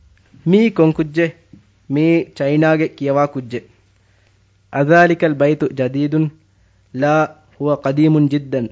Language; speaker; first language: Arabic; non-native, fluent; Divehi